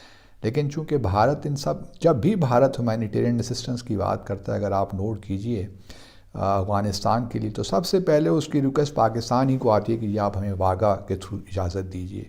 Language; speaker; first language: Urdu; native; Urdu